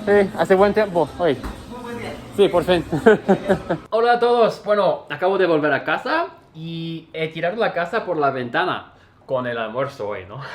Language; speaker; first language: Spanish; non-native, fluent; English